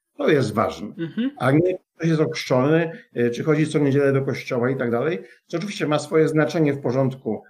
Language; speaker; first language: Polish; native; Polish